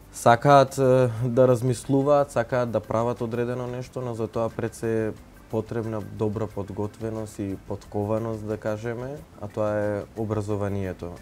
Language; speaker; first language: Macedonian; non-native, local second language; Turkish